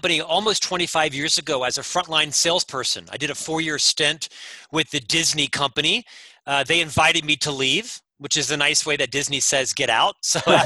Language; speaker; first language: English; native; English